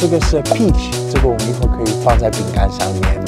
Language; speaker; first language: Chinese; non-native, fluent; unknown